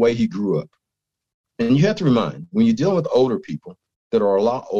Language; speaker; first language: English; native; English